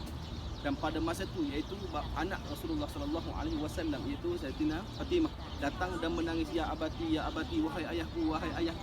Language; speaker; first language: Malay; native; Malay